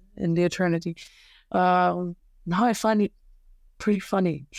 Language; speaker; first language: English; non-native, fluent; Serbian